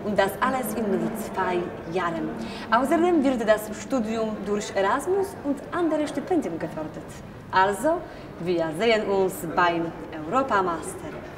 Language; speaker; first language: German; non-native, fluent; Polish